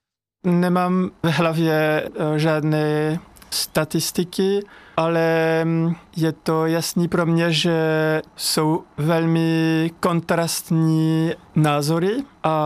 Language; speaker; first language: Czech; non-native, fluent; French